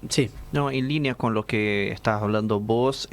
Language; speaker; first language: Spanish; native; Spanish